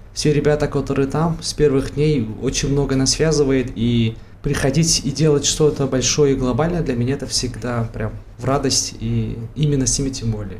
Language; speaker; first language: Russian; non-native, local second language; Tajik